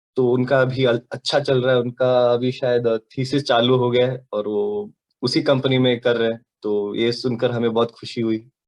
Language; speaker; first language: Hindi; non-native, local second language; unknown